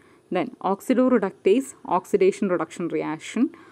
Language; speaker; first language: English; non-native, local second language; Malayalam